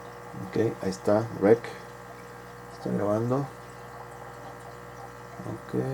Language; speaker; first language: Spanish; native; Spanish